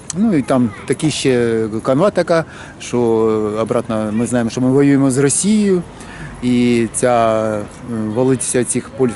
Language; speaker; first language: Ukrainian; native; Ukrainian